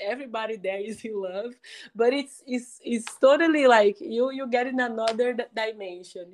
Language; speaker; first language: English; non-native, fluent; Portuguese